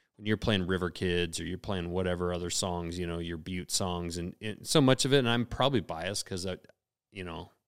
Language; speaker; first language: English; native; English